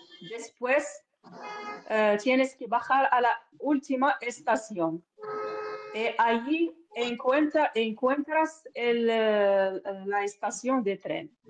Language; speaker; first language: Spanish; non-native, learner; Arabic